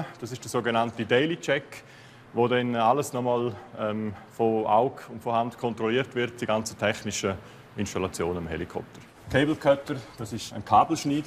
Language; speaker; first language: German; native; German